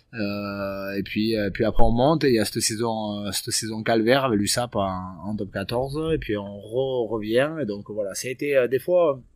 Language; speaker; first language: French; native; French